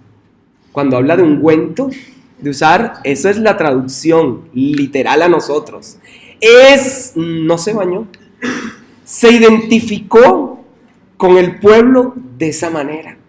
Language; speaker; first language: Spanish; native; Spanish